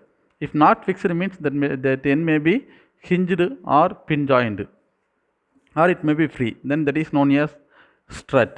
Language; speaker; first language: English; non-native, local second language; Tamil